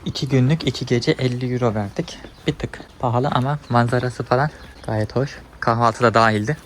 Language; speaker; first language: Turkish; native; Turkish